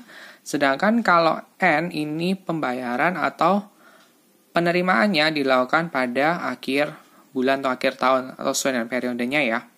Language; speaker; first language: Indonesian; native; Indonesian